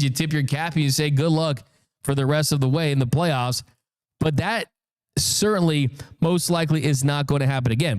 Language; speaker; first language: English; native; English